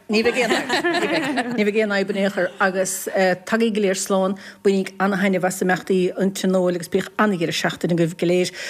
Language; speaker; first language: Irish; native; Irish